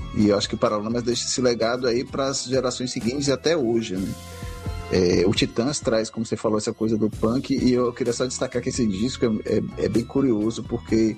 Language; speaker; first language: Portuguese; native; Portuguese